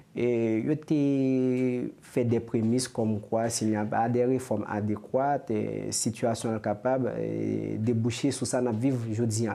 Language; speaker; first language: French; non-native, local second language; Haitian Creole